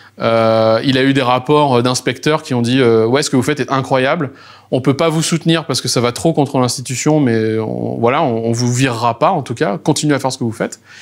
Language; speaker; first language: French; native; French